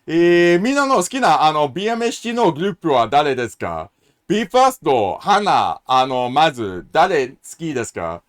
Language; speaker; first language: Japanese; non-native, learner; English